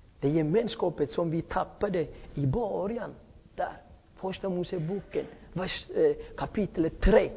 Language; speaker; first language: Swedish; non-native, fluent; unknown